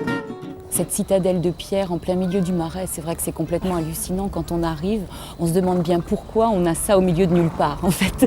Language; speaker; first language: French; native; French